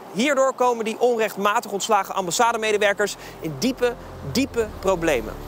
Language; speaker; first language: Dutch; native; Dutch